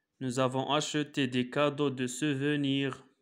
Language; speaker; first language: French; non-native, local second language; Arabic